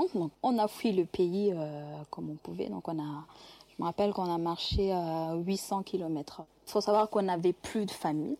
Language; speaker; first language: French; non-native, local second language; Kinyarwanda